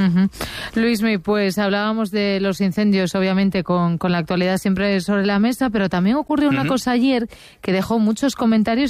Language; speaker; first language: Spanish; native; Spanish